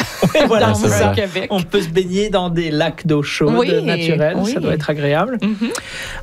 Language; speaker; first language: French; native; French